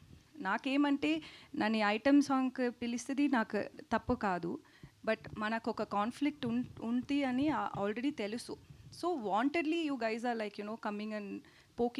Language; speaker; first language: Telugu; non-native, learner; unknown